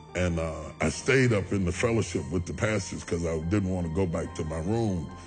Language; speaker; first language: English; native; English